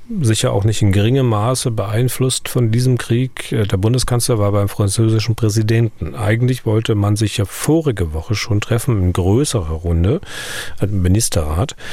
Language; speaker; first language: German; native; German